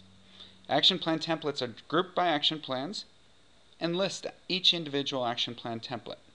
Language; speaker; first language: English; native; English